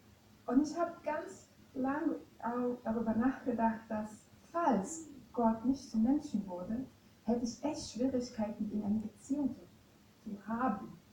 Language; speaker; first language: German; non-native, fluent; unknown